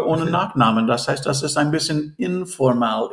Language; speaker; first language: German; non-native, fluent; English